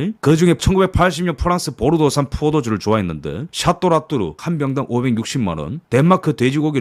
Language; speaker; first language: Korean; native; Korean